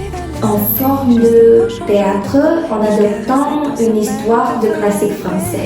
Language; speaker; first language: French; non-native, learner; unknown